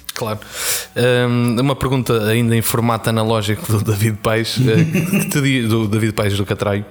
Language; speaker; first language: Portuguese; native; Portuguese